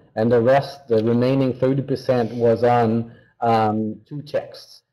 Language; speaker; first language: English; non-native, fluent; French